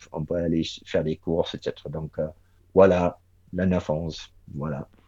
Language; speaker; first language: French; non-native, fluent; English